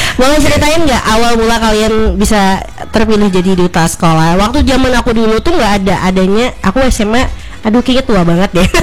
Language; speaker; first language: Indonesian; native; Indonesian